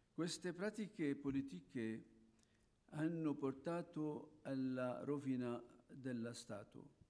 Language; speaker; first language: Italian; non-native, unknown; Arabic